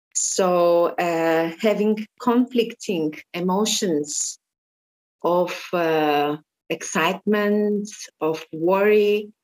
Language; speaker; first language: English; non-native, fluent; Armenian